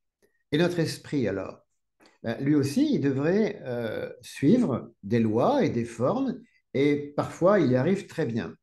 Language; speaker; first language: French; native; French